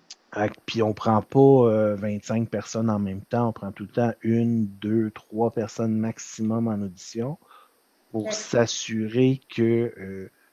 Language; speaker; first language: French; native; French